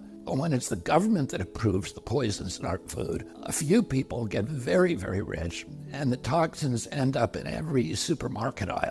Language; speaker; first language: English; native; English